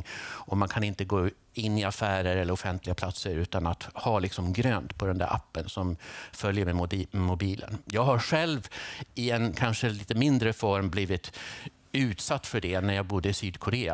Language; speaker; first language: Swedish; native; Swedish